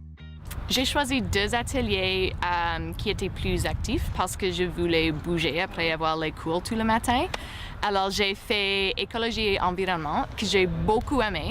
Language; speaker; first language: French; non-native, fluent; English